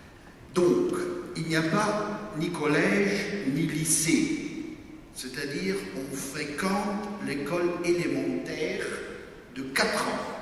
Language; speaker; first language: French; non-native, fluent; German